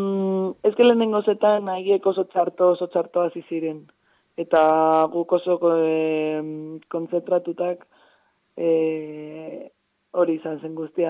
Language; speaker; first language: Basque; non-native, local second language; Spanish